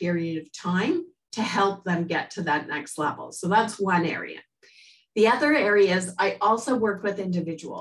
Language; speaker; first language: English; native; English